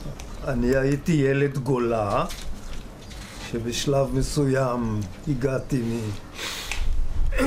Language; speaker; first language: Hebrew; early bilingual, other home language; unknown